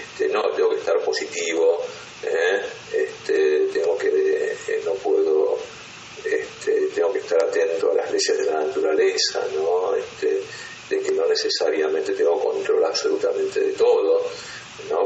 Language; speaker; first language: Spanish; native; Spanish